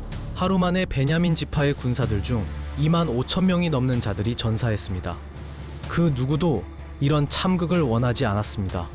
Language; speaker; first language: Korean; native; Korean